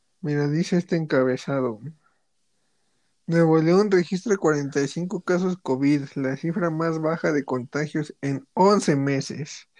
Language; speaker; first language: Spanish; native; Spanish